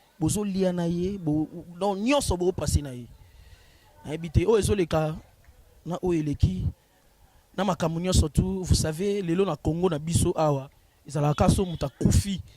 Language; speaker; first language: Lingala; native; Lingala